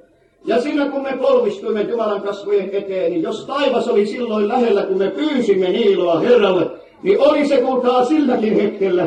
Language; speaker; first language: Finnish; native; Finnish